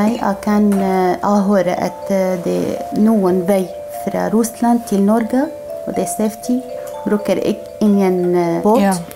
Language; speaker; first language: Norwegian; non-native, learner; Arabic